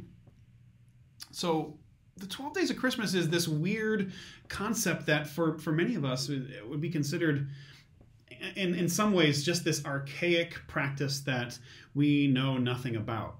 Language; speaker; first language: English; native; English